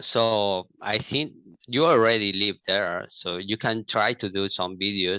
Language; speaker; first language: English; non-native, learner; Portuguese